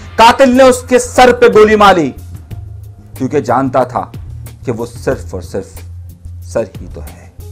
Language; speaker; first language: Urdu; native; Urdu